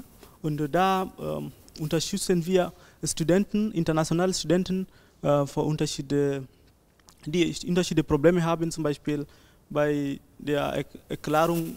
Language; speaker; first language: German; non-native, learner; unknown